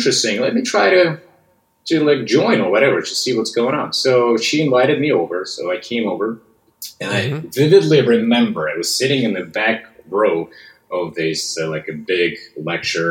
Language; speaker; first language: English; non-native, fluent; Russian